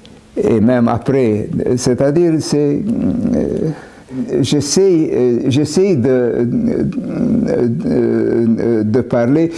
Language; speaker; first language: French; non-native, fluent; Hungarian